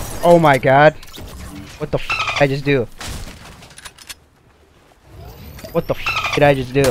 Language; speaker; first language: English; native; English